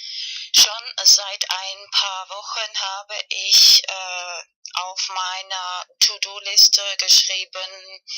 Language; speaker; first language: German; non-native, learner; Spanish